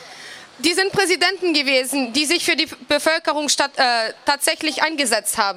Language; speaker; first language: German; non-native, fluent; Portuguese